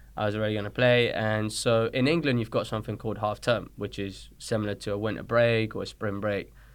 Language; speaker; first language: English; early bilingual, other home language; Spanish